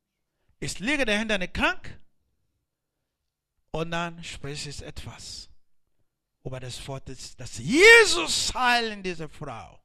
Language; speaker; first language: German; non-native, learner; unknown